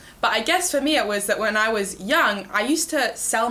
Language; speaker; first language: English; native; English